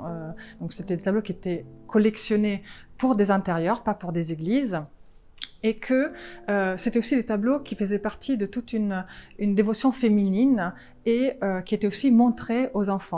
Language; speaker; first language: French; non-native, fluent; Italian